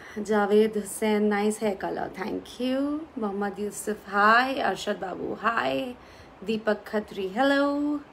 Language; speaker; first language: Hindi; native; Hindi